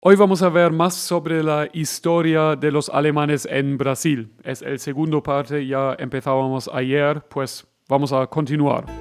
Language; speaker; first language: Spanish; non-native, fluent; German